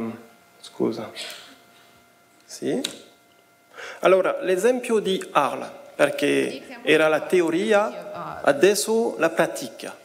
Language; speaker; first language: Italian; non-native, fluent; French